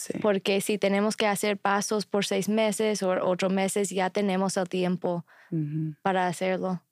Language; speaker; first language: Spanish; non-native, fluent; English